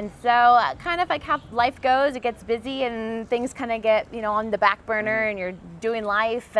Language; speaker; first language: English; native; English